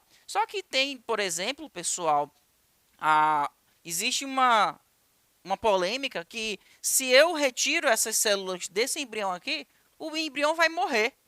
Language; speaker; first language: Portuguese; native; Portuguese